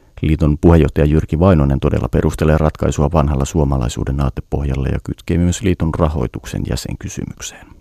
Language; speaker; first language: Finnish; native; Finnish